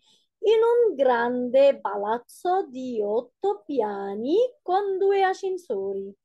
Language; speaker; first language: Italian; non-native, fluent; Arabic